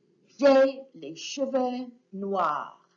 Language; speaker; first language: French; non-native, fluent; English